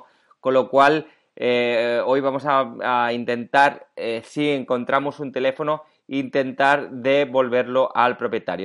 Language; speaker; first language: Spanish; native; Spanish